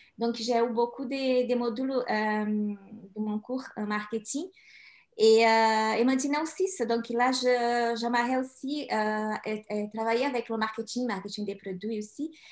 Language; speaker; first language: French; non-native, learner; Portuguese